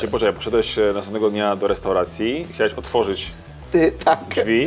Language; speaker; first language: Polish; native; Polish